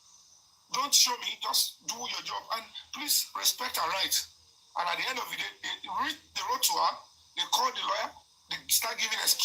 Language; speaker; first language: English; non-native, local second language; Yoruba